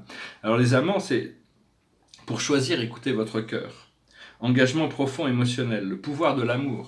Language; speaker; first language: French; native; French